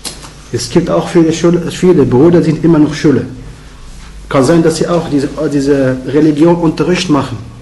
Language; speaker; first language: German; non-native, learner; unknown